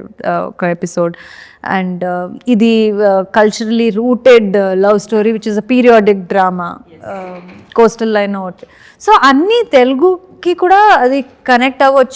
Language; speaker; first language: Telugu; non-native, learner; Kannada